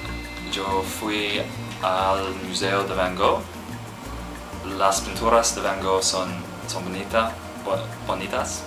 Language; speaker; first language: Spanish; non-native, learner; English